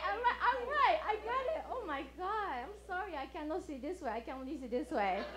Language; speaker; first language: English; non-native, fluent; Japanese